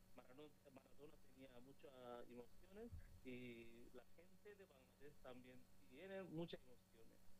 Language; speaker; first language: Spanish; non-native, learner; Bangla